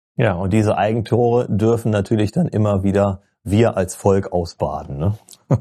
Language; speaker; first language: German; native; German